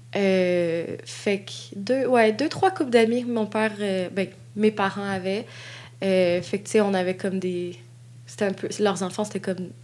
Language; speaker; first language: French; native; French